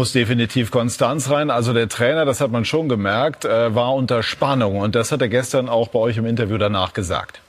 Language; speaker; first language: German; native; German